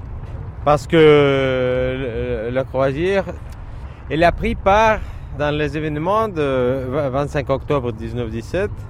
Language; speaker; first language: French; non-native, fluent; Russian